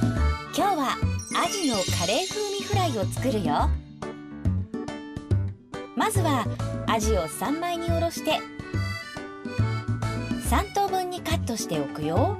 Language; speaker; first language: Japanese; native; Japanese